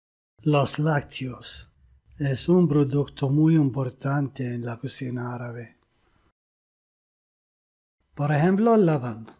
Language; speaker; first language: Spanish; non-native, fluent; Arabic